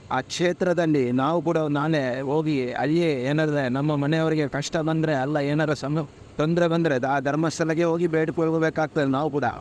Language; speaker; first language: Kannada; native; Kannada